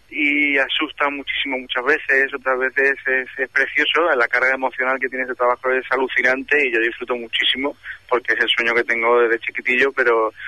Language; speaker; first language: Spanish; native; Spanish